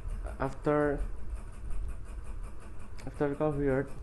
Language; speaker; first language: English; non-native, learner; Indonesian